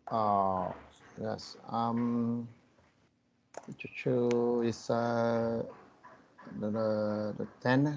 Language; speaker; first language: English; non-native, learner; Vietnamese